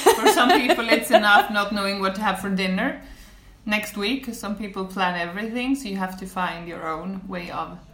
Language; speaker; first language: English; non-native, fluent; Swedish